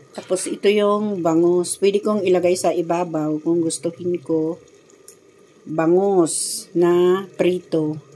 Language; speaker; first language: Filipino; non-native, local second language; Iloko